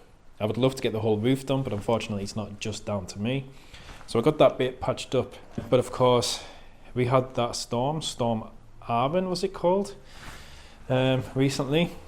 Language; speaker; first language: English; native; English